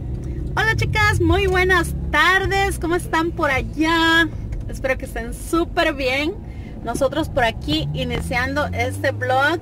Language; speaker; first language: Spanish; native; Spanish